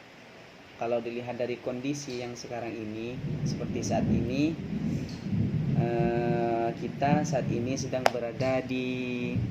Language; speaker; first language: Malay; non-native, local second language; Madurese